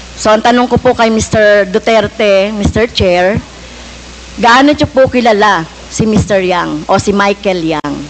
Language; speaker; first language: Filipino; native; Filipino